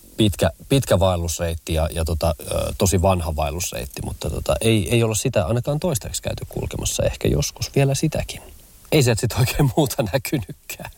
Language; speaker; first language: Finnish; native; Finnish